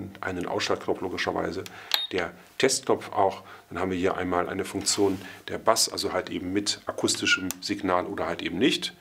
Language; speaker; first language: German; native; German